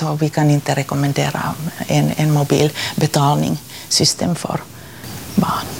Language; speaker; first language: Swedish; non-native, local second language; Finnish